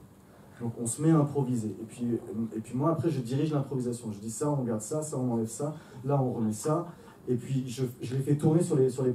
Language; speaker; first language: French; native; French